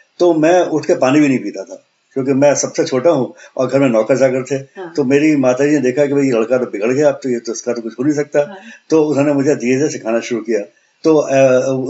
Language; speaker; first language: Hindi; native; Hindi